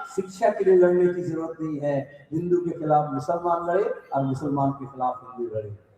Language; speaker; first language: Hindi; non-native, local second language; Bangla